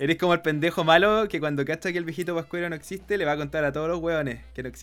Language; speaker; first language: Spanish; native; Spanish